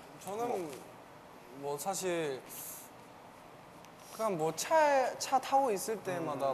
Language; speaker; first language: Korean; non-native, learner; Chinese